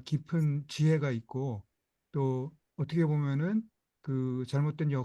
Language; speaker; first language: Korean; native; Korean